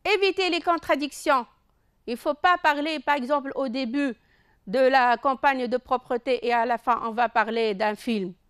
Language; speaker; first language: French; non-native, local second language; Arabic